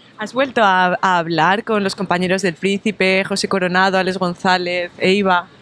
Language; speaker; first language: Spanish; native; Spanish